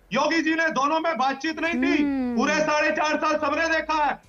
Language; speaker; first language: Hindi; native; Hindi